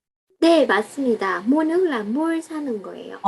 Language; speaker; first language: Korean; non-native, fluent; Vietnamese